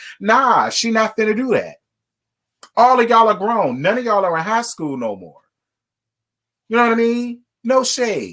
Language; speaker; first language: English; native; English